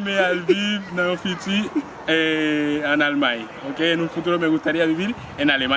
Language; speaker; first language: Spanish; non-native, fluent; Haitian Creole